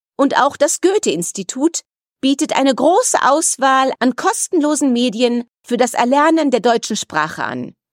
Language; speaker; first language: German; native; German